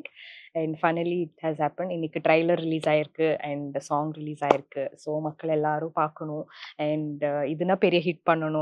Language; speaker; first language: Tamil; non-native, local second language; Kannada